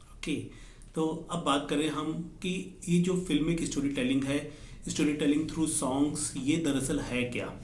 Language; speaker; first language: Hindi; native; Hindi